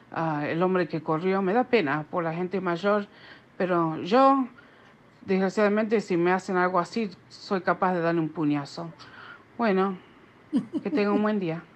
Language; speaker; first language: Spanish; native; Spanish